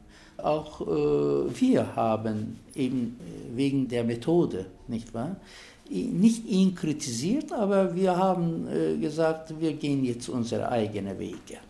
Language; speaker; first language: German; non-native, fluent; Turkish